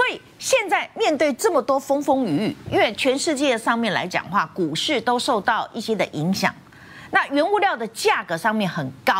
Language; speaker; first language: Chinese; native; Chinese